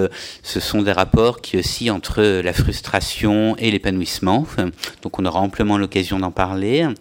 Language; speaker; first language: French; native; French